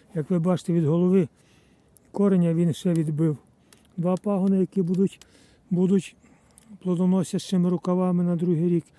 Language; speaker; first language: Ukrainian; native; Ukrainian